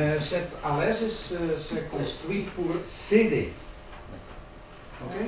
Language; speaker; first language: French; non-native, learner; Dutch